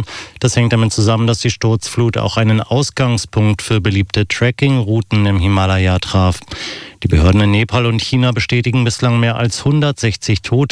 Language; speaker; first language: German; native; German